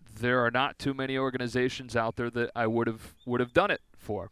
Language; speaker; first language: English; native; English